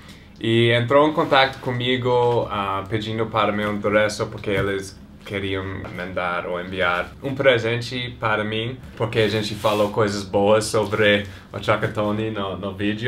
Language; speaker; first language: Portuguese; non-native, fluent; English